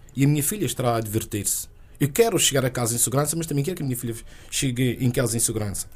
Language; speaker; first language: Portuguese; native; Portuguese